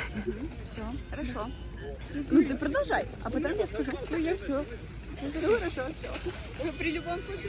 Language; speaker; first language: Russian; native; Russian